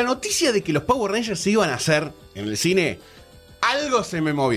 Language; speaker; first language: Spanish; native; Spanish